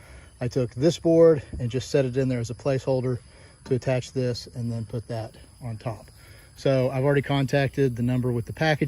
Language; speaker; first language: English; native; English